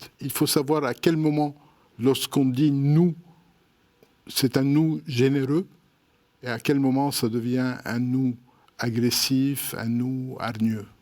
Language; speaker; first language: French; non-native, local second language; Arabic